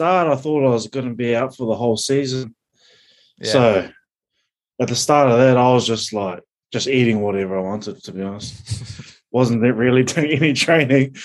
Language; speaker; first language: English; native; English